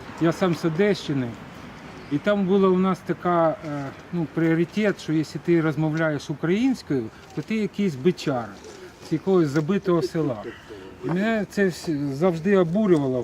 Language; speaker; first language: Ukrainian; non-native, local second language; Russian